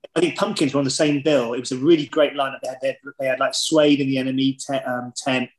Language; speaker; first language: English; native; English